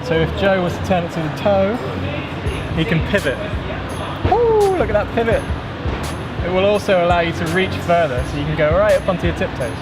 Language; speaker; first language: English; native; English